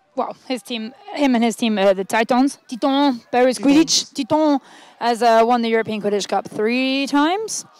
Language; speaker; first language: English; native; English